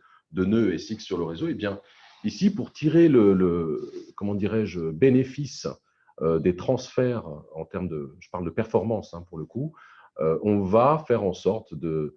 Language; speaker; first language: French; native; French